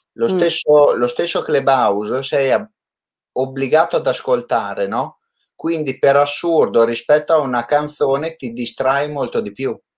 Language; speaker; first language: Italian; native; Italian